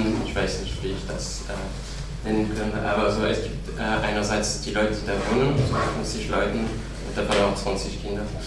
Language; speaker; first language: German; non-native, fluent; French